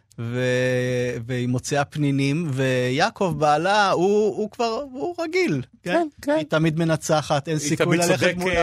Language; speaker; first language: Hebrew; native; Hebrew